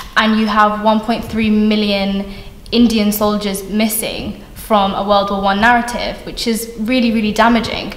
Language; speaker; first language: English; native; English